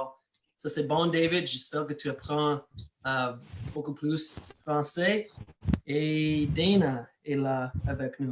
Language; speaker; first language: French; non-native, learner; English